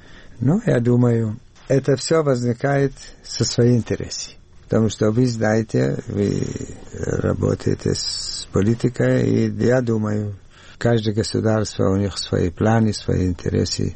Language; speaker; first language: Russian; non-native, learner; Arabic